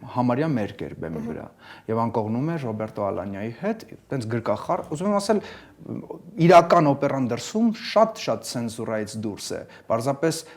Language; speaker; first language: Armenian; early bilingual, heritage; Armenian